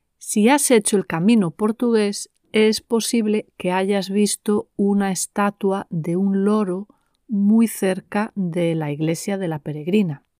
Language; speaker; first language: Spanish; native; Spanish